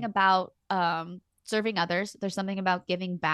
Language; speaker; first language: English; native; English